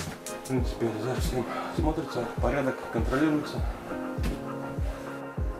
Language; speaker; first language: Russian; native; Russian